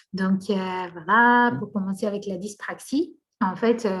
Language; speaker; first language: French; non-native, fluent; Portuguese